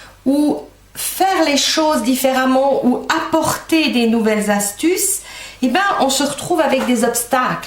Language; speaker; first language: French; native; French